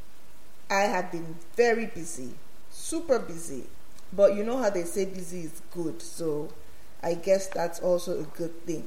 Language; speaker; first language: English; non-native, local second language; Yoruba